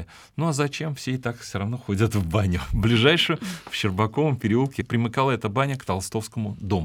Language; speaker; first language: Russian; native; Russian